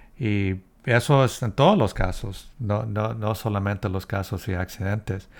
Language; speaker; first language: Spanish; early bilingual, heritage; Spanish